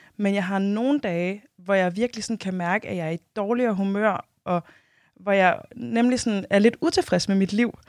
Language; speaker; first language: Danish; native; Danish